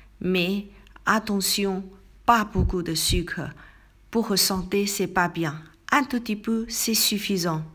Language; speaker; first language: French; non-native, learner; Chinese